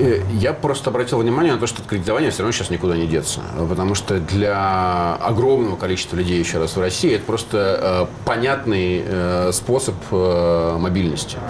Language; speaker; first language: Russian; native; Russian